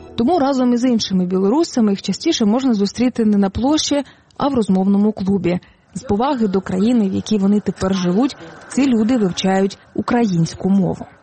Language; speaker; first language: Ukrainian; native; Ukrainian